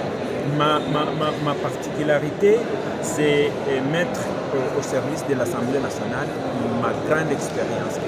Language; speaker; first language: French; non-native, local second language; Swahili